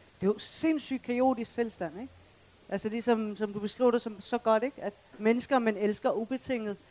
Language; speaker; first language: Danish; early bilingual, other home language; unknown